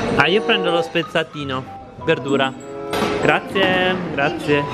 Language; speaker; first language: Italian; native; Italian